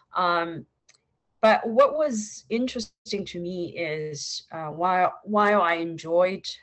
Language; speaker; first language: English; non-native, fluent; Chinese